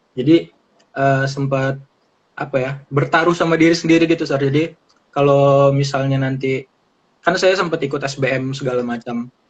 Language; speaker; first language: Indonesian; native; Indonesian